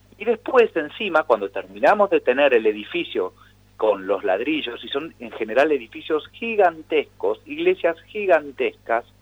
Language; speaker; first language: Spanish; native; Spanish